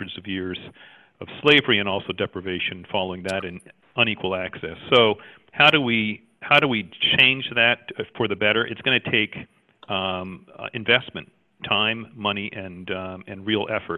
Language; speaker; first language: English; native; English